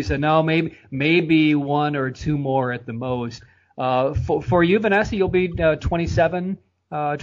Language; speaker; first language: English; native; English